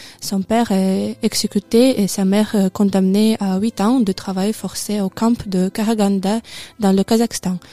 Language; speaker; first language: French; non-native, learner; Russian